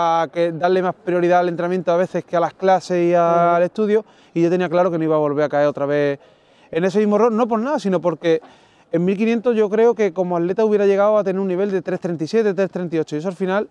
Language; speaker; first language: Spanish; native; Spanish